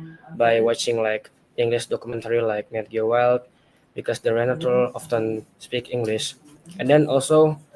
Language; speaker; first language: English; non-native, learner; Indonesian